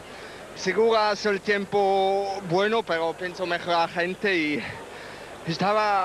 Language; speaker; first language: Spanish; non-native, learner; Swiss German